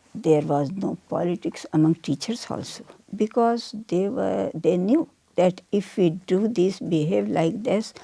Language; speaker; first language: English; non-native, local second language; Urdu